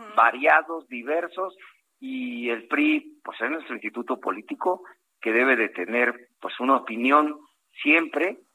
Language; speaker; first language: Spanish; native; Spanish